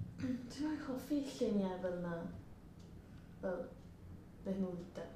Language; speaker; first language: Welsh; non-native, learner; Spanish